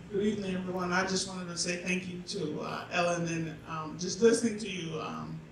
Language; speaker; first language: English; non-native, fluent; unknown